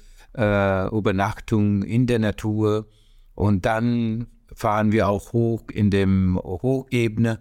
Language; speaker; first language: German; non-native, fluent; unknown